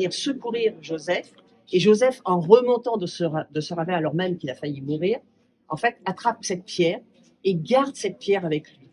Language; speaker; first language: French; native; French